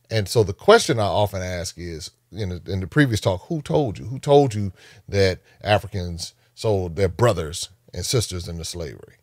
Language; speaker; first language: English; native; English